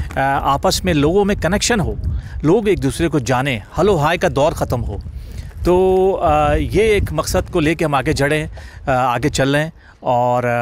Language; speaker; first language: Urdu; native; Urdu